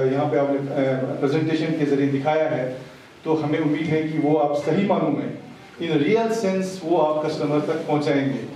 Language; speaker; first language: Hindi; non-native, local second language; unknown